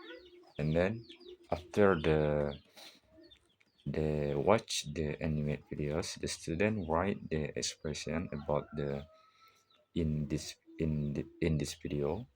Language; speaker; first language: English; non-native, learner; Indonesian